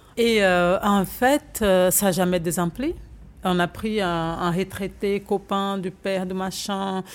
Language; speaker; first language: French; non-native, fluent; Portuguese